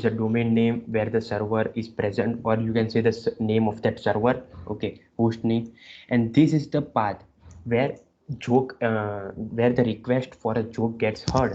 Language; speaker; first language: English; non-native, local second language; Gujarati